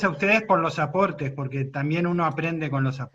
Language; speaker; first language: Spanish; native; Spanish